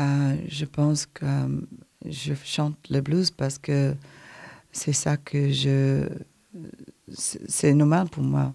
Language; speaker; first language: French; non-native, learner; English